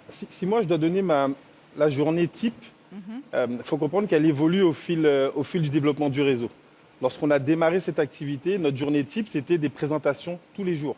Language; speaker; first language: French; native; French